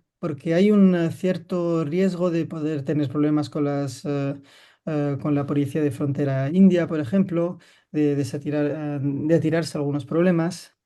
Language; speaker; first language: Spanish; non-native, fluent; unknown